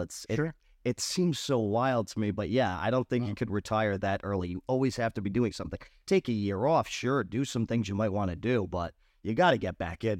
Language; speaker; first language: English; native; English